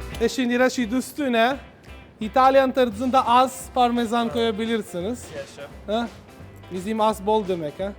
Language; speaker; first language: Turkish; non-native, learner; Italian